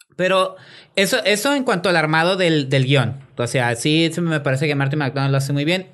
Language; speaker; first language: Spanish; native; Spanish